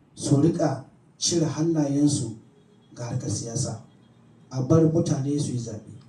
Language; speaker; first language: Hausa; native; Hausa